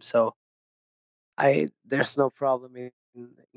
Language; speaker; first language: English; non-native, fluent; Swedish